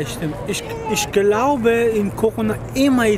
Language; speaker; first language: German; non-native, learner; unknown